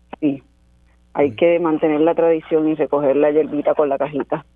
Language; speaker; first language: Spanish; native; Spanish